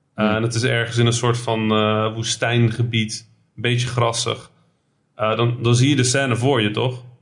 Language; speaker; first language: Dutch; early bilingual, other home language; Arabic